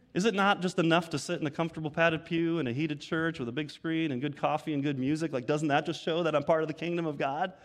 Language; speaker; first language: English; native; English